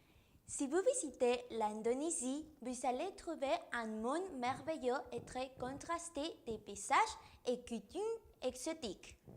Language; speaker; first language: French; non-native, learner; Spanish